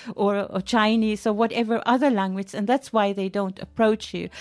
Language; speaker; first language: English; non-native, fluent; Finnish